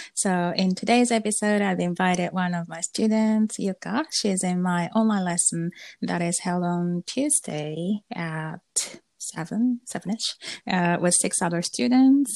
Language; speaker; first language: English; non-native, fluent; Japanese